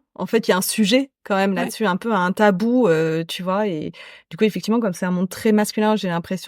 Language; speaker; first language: French; native; French